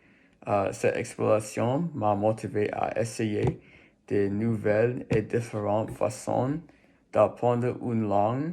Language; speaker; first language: French; non-native, learner; English